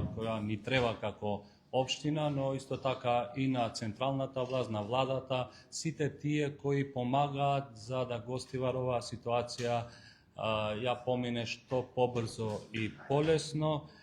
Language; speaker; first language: Macedonian; non-native, local second language; Albanian